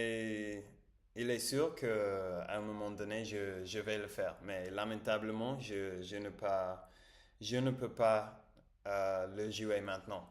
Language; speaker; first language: French; non-native, learner; Spanish